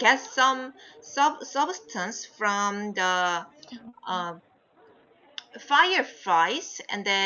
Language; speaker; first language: English; non-native, fluent; Korean